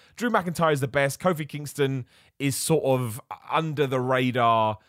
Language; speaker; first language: English; native; English